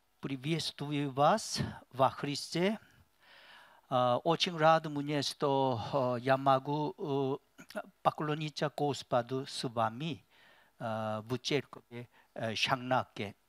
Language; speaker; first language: Russian; non-native, learner; Korean